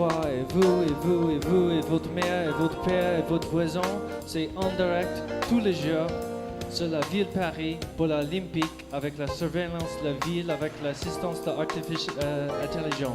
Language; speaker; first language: French; non-native, learner; English